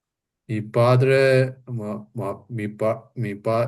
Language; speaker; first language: Spanish; non-native, learner; English